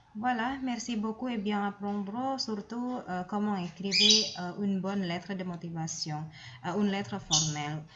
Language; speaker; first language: French; non-native, fluent; Indonesian